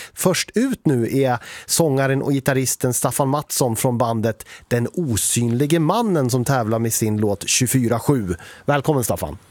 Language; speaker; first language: Swedish; native; Swedish